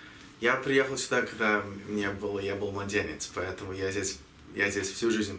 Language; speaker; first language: Russian; early bilingual, heritage; Russian